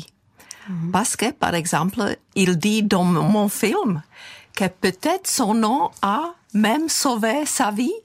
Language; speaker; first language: French; non-native, fluent; Czech